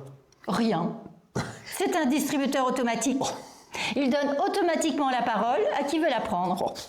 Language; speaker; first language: French; native; French